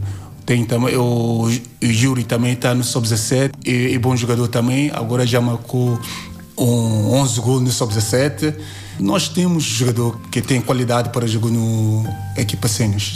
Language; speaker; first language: Portuguese; non-native, learner; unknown